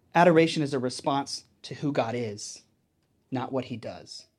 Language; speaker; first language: English; native; English